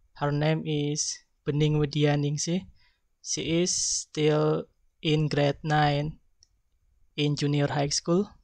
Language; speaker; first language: English; non-native, learner; Indonesian